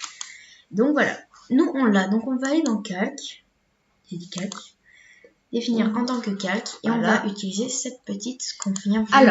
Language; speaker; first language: French; native; French